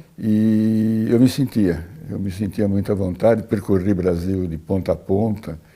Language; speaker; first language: Portuguese; early bilingual, other home language; Italian